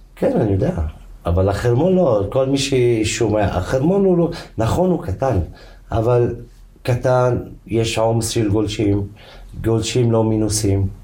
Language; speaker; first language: Hebrew; non-native, local second language; Arabic